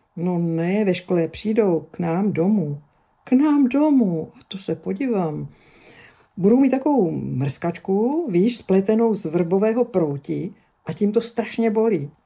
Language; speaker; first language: Czech; early bilingual, other home language; Greek